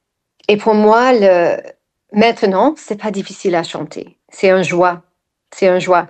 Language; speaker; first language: French; non-native, fluent; English